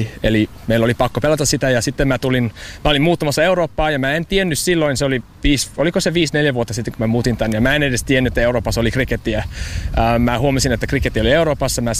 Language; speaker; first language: Finnish; non-native, fluent; English